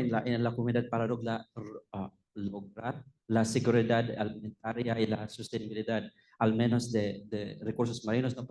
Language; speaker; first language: Spanish; non-native, fluent; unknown